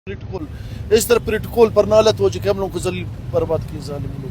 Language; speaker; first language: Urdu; non-native, local second language; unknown